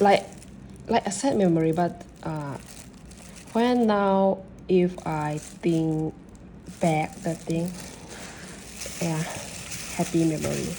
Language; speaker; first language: English; non-native, learner; Burmese